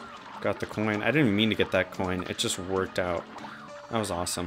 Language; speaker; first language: English; native; English